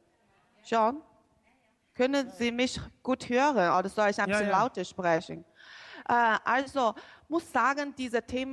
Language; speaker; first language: German; non-native, learner; Chinese